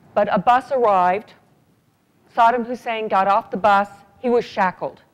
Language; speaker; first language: English; native; English